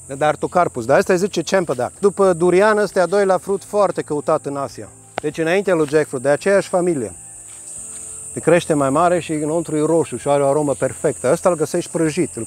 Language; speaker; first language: Romanian; native; Romanian